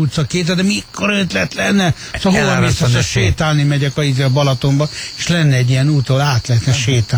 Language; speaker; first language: Hungarian; native; Hungarian